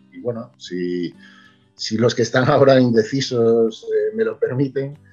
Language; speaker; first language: Spanish; native; Spanish